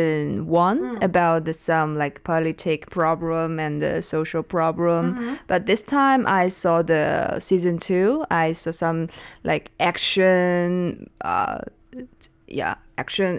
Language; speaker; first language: English; non-native, learner; Chinese